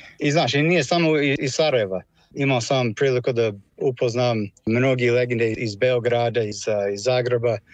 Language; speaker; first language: Croatian; non-native, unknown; English